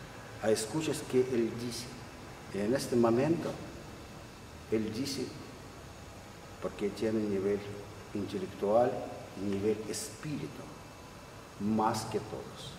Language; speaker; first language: Spanish; non-native, learner; Russian